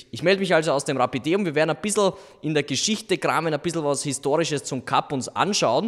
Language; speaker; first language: German; native; German